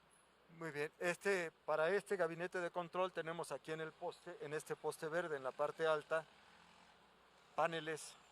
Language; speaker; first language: Spanish; native; Spanish